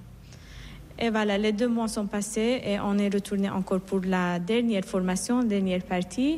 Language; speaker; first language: French; non-native, fluent; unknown